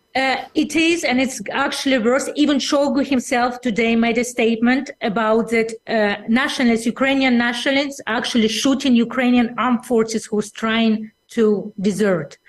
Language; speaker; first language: English; non-native, fluent; Russian